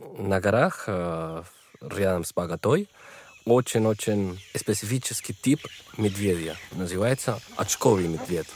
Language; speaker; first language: Russian; non-native, learner; Spanish